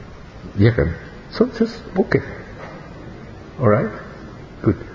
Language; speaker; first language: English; non-native, fluent; Indonesian